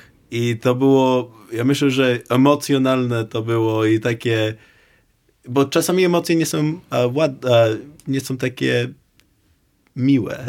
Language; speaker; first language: Polish; non-native, learner; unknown